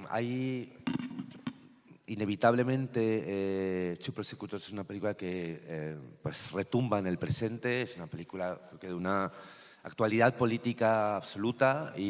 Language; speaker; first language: Spanish; native; Spanish